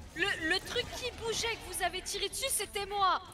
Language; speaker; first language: French; native; French